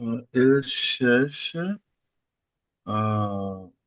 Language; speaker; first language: French; non-native, learner; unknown